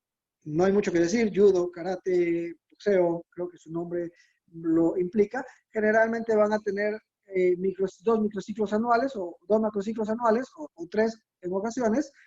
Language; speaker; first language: Spanish; native; Spanish